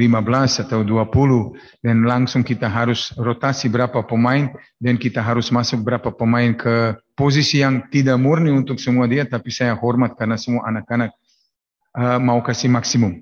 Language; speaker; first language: Indonesian; non-native, fluent; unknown